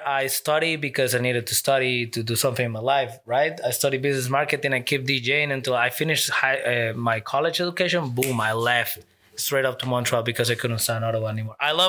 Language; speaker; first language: English; non-native, fluent; Spanish